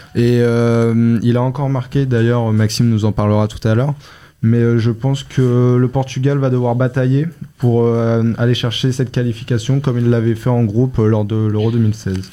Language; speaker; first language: French; native; French